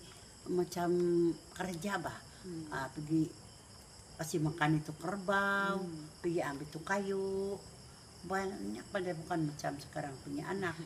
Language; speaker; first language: Indonesian; non-native, local second language; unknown